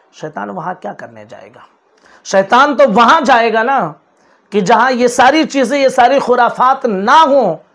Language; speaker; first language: Urdu; native; Urdu